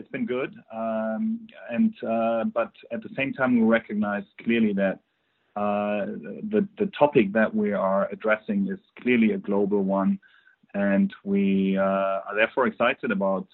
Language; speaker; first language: English; non-native, fluent; German